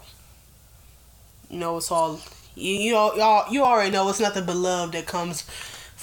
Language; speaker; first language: English; native; English